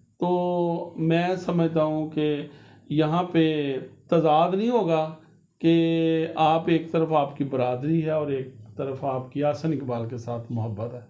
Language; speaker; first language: Urdu; non-native, local second language; Punjabi